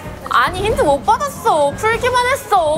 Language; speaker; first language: Korean; native; Korean